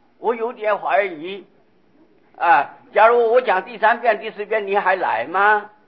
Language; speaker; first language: Chinese; non-native, local second language; Hakka Chinese